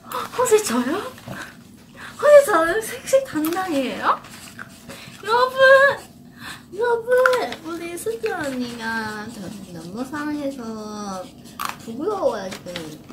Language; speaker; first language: Korean; non-native, learner; Chinese